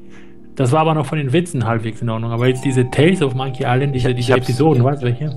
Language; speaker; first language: German; native; German